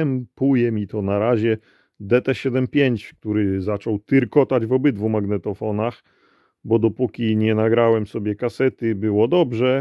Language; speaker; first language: Polish; native; Polish